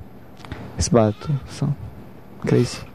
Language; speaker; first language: English; non-native, learner; Spanish